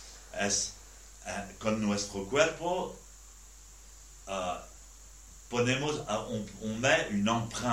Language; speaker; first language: Spanish; non-native, learner; French